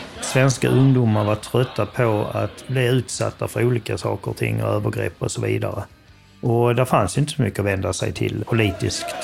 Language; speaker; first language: Swedish; native; Swedish